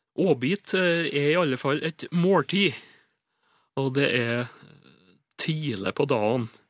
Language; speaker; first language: Norwegian; native; Norwegian